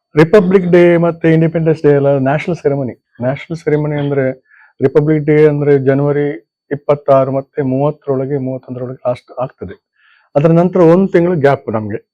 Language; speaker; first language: Kannada; non-native, local second language; Konkani